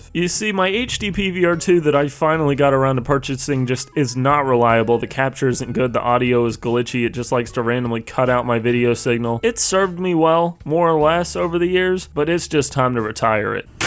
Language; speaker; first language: English; native; English